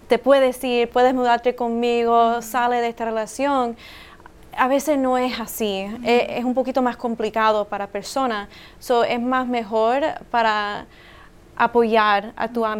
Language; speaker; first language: Spanish; early bilingual, heritage; English